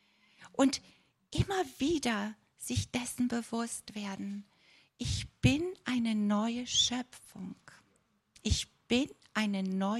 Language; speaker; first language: German; non-native, fluent; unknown